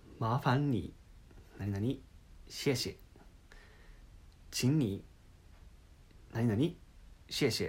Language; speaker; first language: Chinese; non-native, learner; Japanese